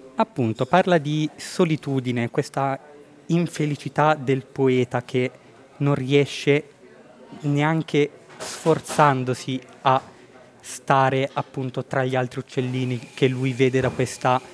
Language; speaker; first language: Italian; native; Italian